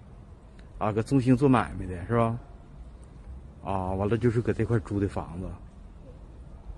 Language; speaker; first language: Chinese; native; Chinese